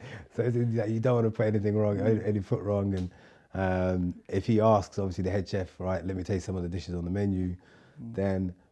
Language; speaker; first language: English; native; English